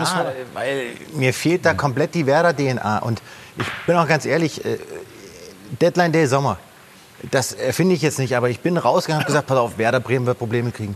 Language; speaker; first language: German; native; German